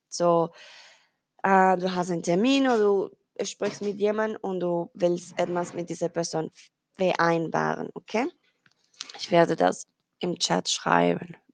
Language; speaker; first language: German; non-native, fluent; Spanish